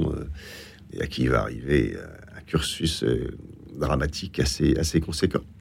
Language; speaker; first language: French; native; French